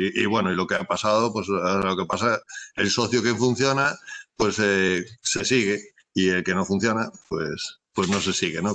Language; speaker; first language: Spanish; native; Spanish